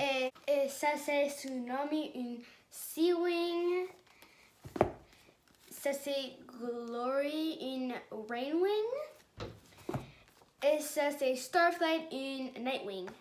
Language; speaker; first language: French; non-native, learner; English